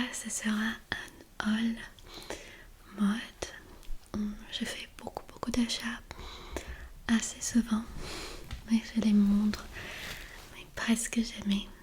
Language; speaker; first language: French; non-native, fluent; Armenian